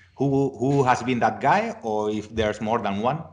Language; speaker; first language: English; non-native, fluent; Spanish